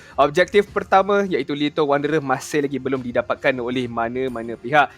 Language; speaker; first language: Malay; native; Malay